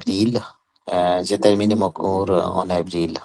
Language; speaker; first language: French; non-native, learner; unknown